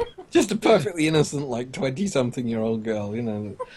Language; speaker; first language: English; native; English